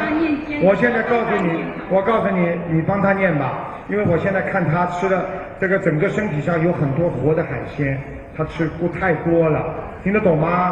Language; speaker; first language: Chinese; native; Chinese